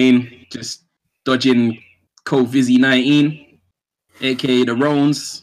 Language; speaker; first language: English; native; English